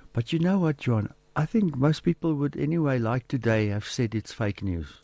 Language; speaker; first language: English; non-native, local second language; Afrikaans